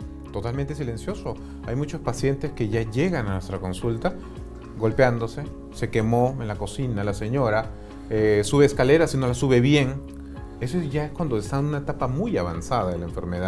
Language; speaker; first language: Spanish; native; Spanish